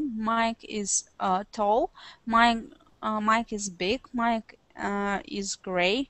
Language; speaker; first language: English; non-native, learner; Russian